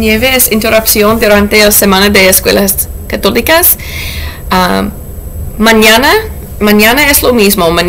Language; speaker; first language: Spanish; non-native, learner; English